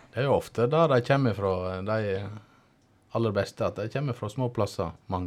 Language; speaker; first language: Norwegian; native; Norwegian